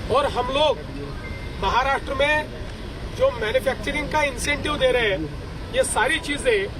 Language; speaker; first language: Hindi; non-native, local second language; Marathi